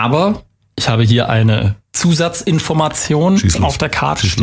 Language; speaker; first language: German; native; German